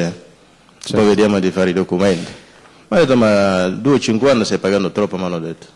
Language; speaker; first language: Italian; non-native, fluent; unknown